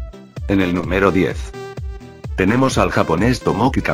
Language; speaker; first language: Spanish; native; Spanish